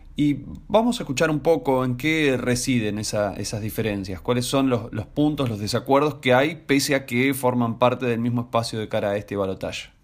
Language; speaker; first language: Spanish; native; Spanish